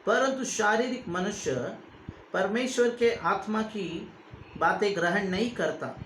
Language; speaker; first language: Hindi; non-native, local second language; Kannada